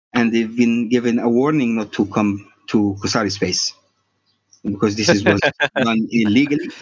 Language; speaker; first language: English; non-native, fluent; Arabic